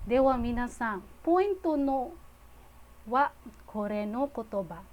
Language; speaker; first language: Japanese; non-native, fluent; Filipino